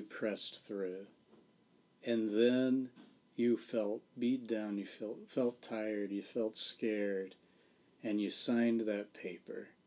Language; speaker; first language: English; native; English